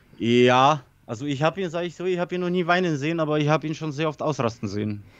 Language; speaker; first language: German; early bilingual, other home language; Polish